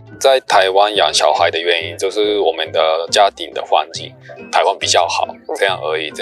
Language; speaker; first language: Chinese; non-native, fluent; Japanese